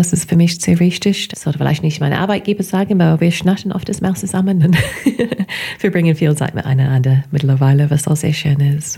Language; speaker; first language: German; non-native, fluent; English